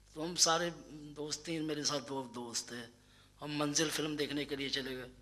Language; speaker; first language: Urdu; non-native, local second language; Punjabi